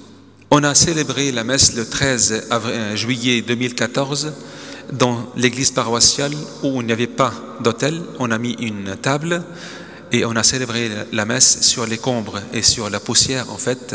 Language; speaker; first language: French; non-native, local second language; Arabic